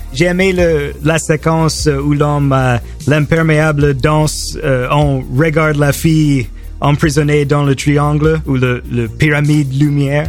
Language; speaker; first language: French; non-native, learner; English